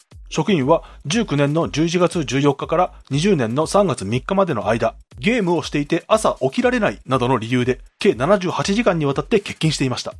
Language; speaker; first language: Japanese; native; Japanese